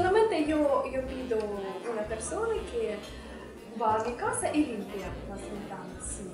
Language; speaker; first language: Spanish; non-native, fluent; Russian